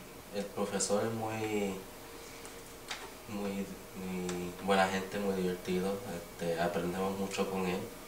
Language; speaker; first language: Spanish; non-native, fluent; English